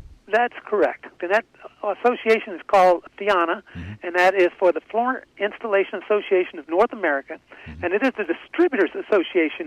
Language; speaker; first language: English; native; English